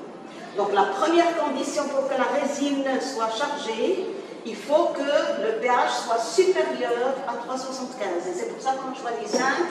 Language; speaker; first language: French; non-native, local second language; Arabic